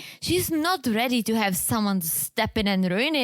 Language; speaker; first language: English; native; English